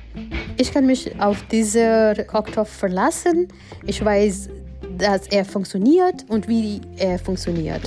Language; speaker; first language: German; non-native, learner; Gujarati